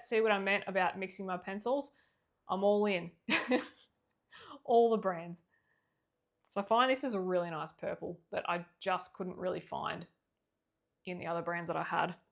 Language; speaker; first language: English; native; English